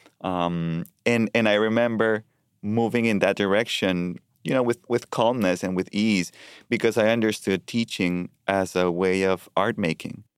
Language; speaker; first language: English; non-native, fluent; Spanish